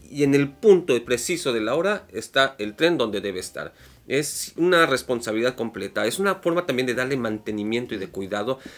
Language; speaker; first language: Spanish; native; Spanish